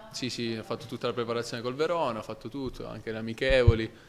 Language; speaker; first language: Italian; native; Italian